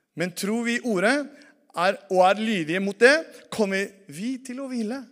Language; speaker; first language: Norwegian; non-native, fluent; Spanish